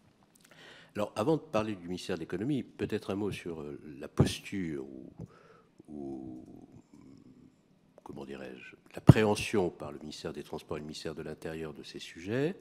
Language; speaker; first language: French; native; French